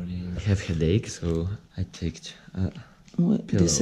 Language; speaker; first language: English; non-native, learner; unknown